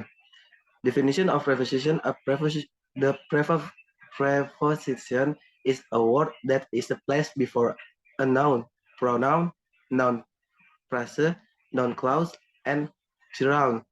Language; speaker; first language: English; non-native, learner; Indonesian